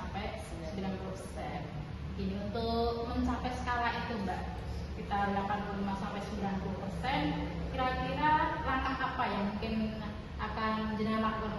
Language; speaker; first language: Indonesian; non-native, local second language; Javanese